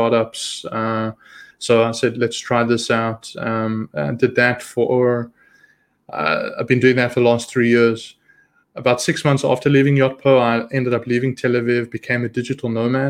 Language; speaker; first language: English; native; English